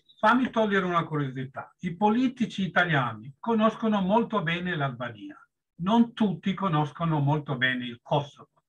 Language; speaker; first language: Italian; non-native, fluent; Albanian